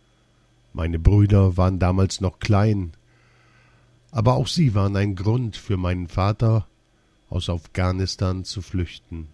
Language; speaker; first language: German; early bilingual, other home language; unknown